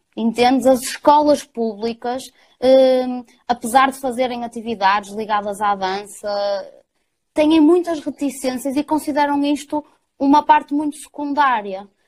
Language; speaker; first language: Portuguese; native; Portuguese